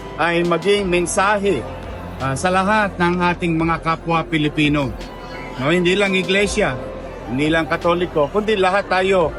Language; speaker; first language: Filipino; native; Filipino